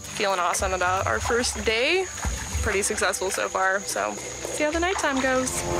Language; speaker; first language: English; native; English